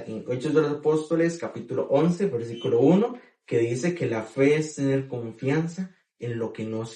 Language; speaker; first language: Spanish; native; Spanish